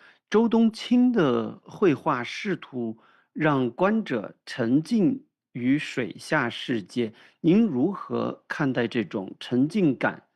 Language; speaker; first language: Chinese; native; Chinese